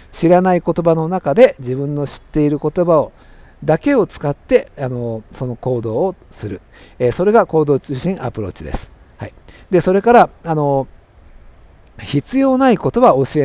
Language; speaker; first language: Japanese; native; Japanese